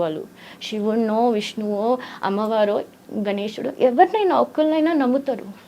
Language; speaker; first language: Telugu; early bilingual, heritage; Telugu